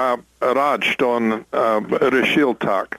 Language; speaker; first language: Russian; non-native, fluent; English